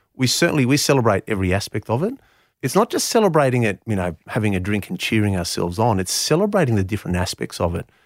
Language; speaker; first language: English; non-native, local second language; Greek